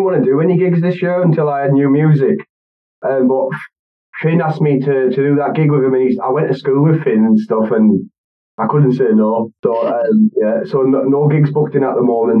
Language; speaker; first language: English; native; English